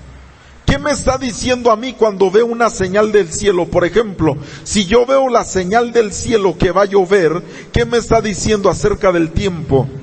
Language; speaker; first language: Spanish; native; Spanish